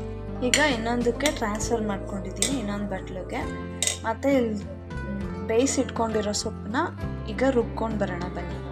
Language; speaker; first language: Kannada; native; Kannada